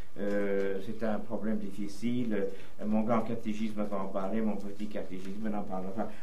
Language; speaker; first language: French; native; French